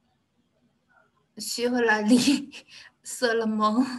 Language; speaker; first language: French; non-native, learner; Chinese